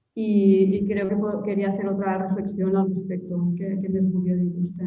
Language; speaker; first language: Spanish; non-native, local second language; Catalan